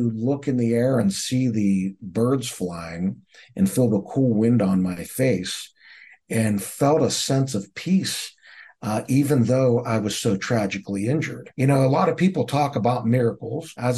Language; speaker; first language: English; native; English